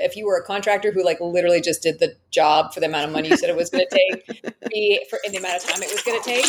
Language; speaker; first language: English; native; English